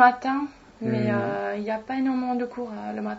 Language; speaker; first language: French; non-native, fluent; Swedish